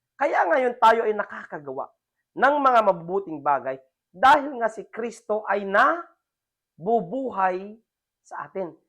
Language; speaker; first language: Filipino; non-native, local second language; Iloko